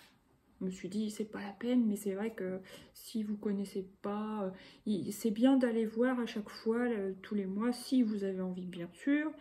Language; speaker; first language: French; native; French